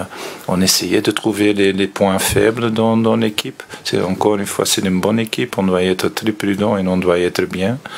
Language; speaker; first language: French; non-native, fluent; Dutch